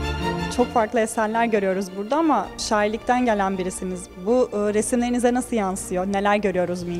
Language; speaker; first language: Turkish; native; Turkish